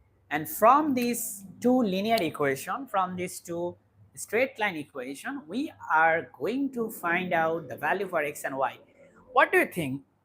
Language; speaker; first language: English; non-native, local second language; Bangla